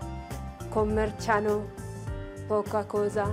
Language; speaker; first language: Italian; non-native, learner; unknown